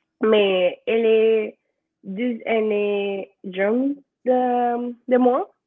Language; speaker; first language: French; non-native, learner; Spanish